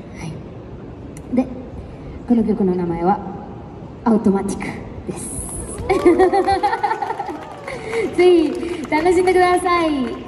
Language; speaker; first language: Japanese; non-native, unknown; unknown